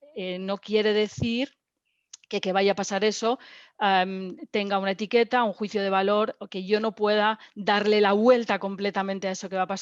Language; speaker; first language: Spanish; native; Spanish